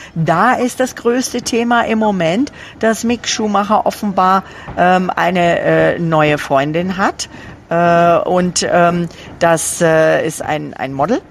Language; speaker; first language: German; native; German